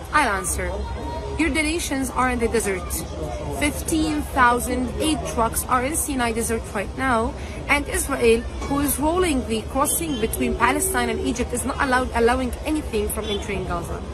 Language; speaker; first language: English; non-native, fluent; Arabic